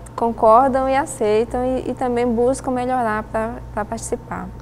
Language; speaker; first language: Portuguese; native; Portuguese